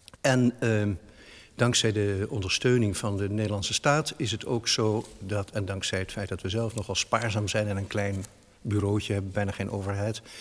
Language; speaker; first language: Dutch; native; Dutch